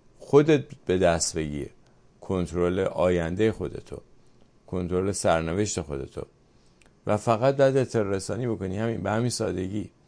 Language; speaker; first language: Persian; native; Persian